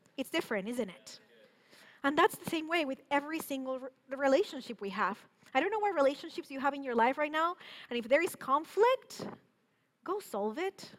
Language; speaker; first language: English; non-native, fluent; Spanish